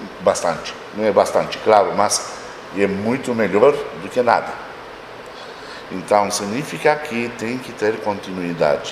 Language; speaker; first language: Portuguese; non-native, fluent; Romanian